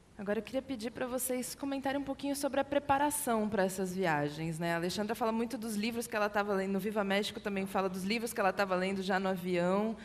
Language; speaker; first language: Portuguese; native; Portuguese